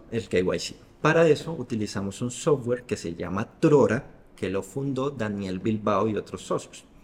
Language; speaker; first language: Spanish; native; Spanish